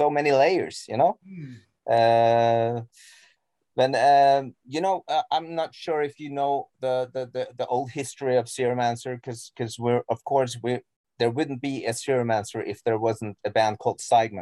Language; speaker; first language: English; non-native, fluent; Norwegian